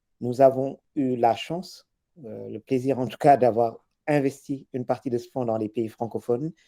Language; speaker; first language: French; non-native, local second language; Wolof